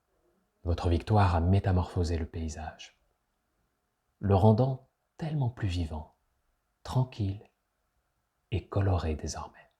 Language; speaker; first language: French; native; French